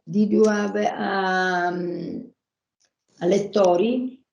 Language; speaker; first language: English; non-native, learner; Italian